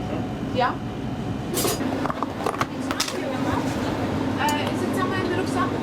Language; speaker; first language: German; non-native, fluent; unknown